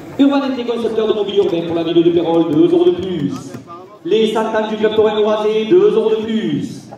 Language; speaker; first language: French; native; French